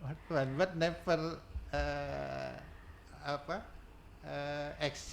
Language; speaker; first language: English; non-native, learner; Indonesian